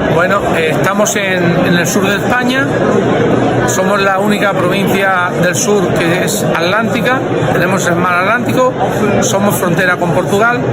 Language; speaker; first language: Spanish; native; Spanish